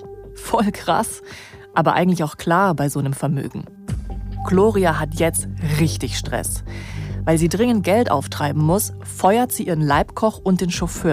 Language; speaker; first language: German; native; German